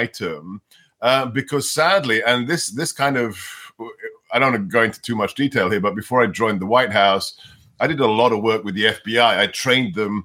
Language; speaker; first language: English; non-native, local second language; Hungarian